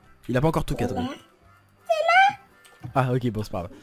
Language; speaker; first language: French; native; French